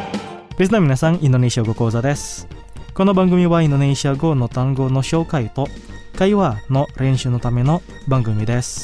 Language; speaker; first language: Japanese; non-native, fluent; Indonesian